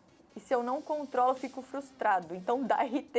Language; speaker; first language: Portuguese; native; Portuguese